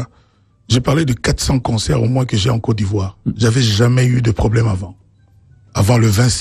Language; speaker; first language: French; non-native, local second language; Lingala